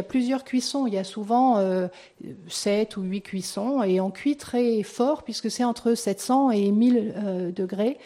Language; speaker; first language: French; native; French